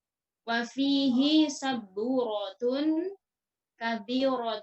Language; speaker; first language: Arabic; non-native, learner; Indonesian